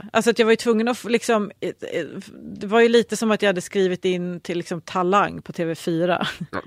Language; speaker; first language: Swedish; native; Swedish